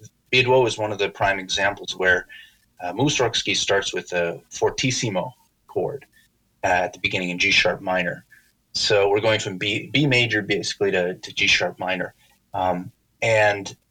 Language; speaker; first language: English; native; English